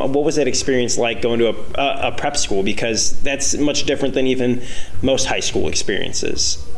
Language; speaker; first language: English; native; English